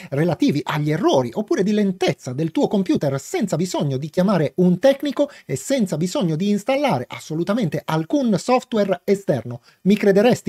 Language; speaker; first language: Italian; native; Italian